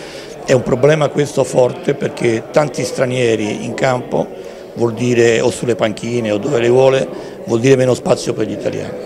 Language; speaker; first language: Italian; native; Italian